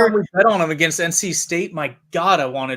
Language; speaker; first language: English; native; English